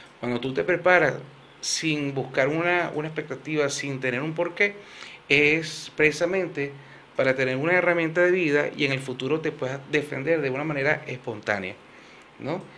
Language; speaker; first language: Spanish; native; Spanish